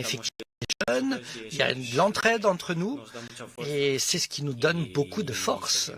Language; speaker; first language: French; non-native, fluent; Spanish